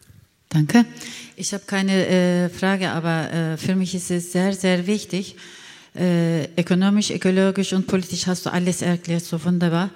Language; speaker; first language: German; non-native, learner; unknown